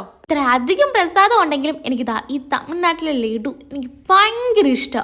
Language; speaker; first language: Malayalam; native; Malayalam